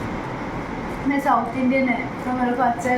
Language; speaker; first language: Hindi; non-native, local second language; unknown